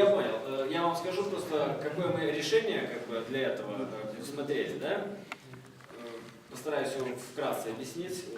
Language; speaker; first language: Russian; native; Russian